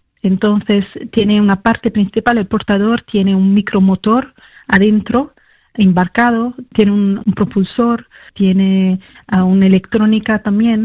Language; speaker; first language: Spanish; non-native, fluent; French